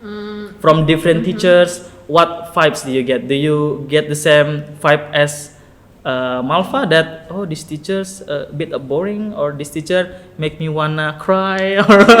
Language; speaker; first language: English; non-native, learner; Indonesian